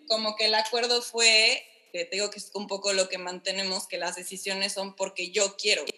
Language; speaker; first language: Spanish; native; Spanish